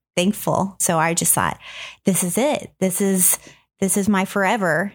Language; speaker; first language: English; native; English